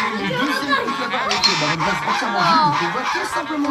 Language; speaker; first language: French; native; French